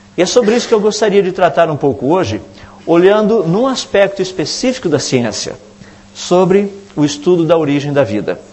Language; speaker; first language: Portuguese; native; Portuguese